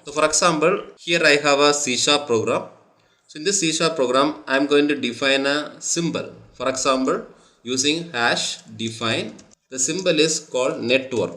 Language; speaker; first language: English; non-native, local second language; Tamil